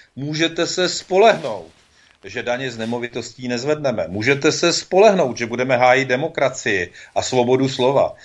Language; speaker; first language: Czech; native; Czech